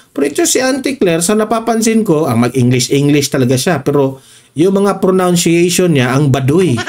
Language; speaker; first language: Filipino; non-native, local second language; Cebuano